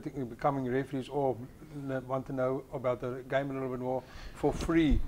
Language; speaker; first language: English; non-native, local second language; Afrikaans